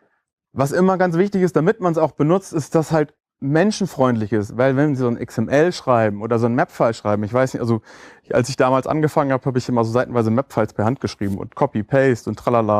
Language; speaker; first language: German; native; German